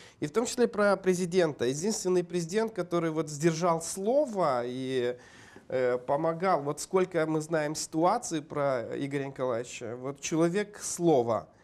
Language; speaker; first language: Russian; non-native, local second language; Romanian